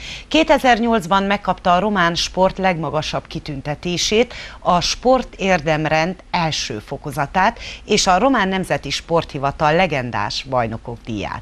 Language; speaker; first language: Hungarian; native; Hungarian